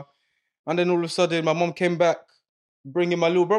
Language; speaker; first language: English; non-native, local second language; Yoruba